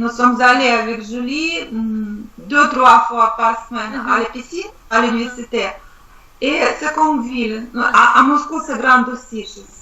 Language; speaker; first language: French; non-native, learner; Russian